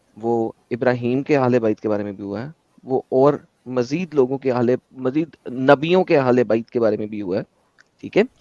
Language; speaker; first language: Urdu; non-native, local second language; Punjabi